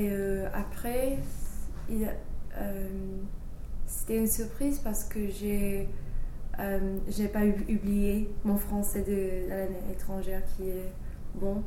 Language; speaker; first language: French; non-native, fluent; English